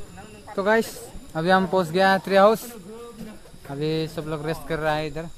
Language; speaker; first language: Hindi; non-native, local second language; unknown